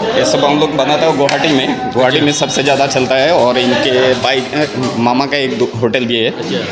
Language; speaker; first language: Hindi; non-native, local second language; Bangla